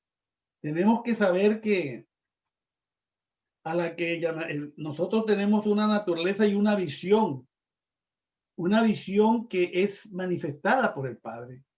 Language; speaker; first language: Spanish; native; Spanish